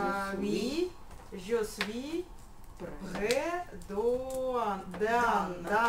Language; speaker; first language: French; non-native, learner; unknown